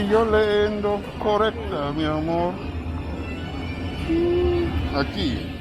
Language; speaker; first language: Spanish; non-native, learner; English